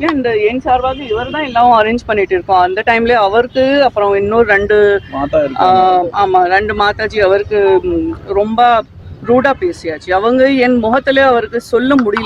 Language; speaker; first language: Tamil; non-native, fluent; Gujarati